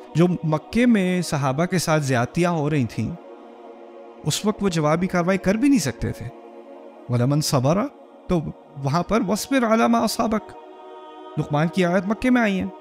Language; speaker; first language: Urdu; early bilingual, heritage; Urdu